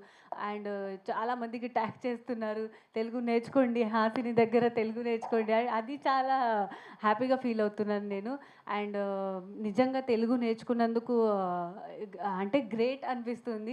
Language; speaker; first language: Telugu; non-native, learner; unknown